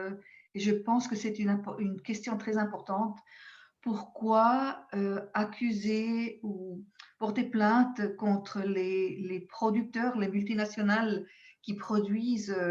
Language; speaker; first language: French; non-native, local second language; German